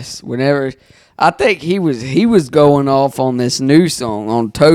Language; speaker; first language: English; native; English